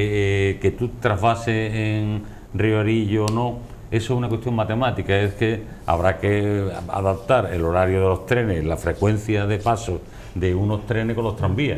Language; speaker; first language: Spanish; native; Spanish